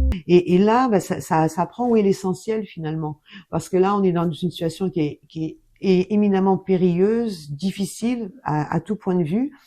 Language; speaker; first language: French; native; French